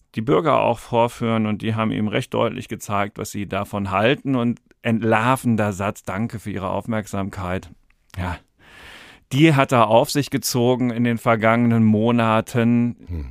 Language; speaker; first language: German; native; German